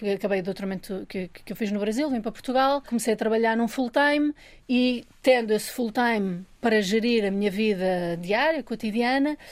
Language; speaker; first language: Portuguese; native; Portuguese